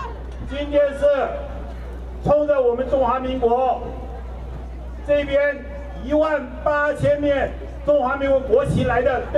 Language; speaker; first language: Chinese; native; Chinese